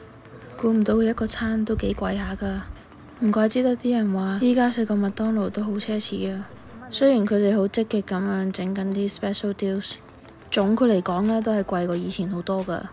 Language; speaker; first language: Cantonese; native; Cantonese